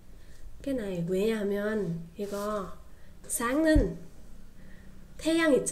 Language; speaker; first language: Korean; non-native, learner; Vietnamese